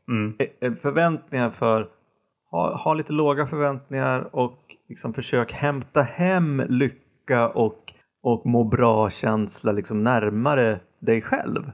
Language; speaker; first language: Swedish; native; Swedish